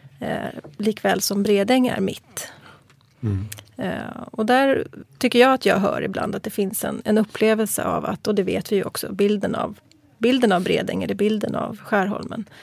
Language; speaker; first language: Swedish; native; Swedish